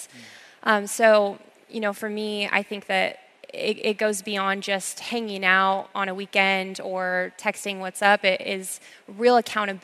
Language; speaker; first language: English; native; English